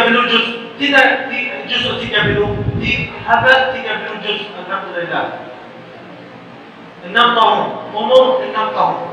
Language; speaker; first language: Indonesian; non-native, learner; Arabic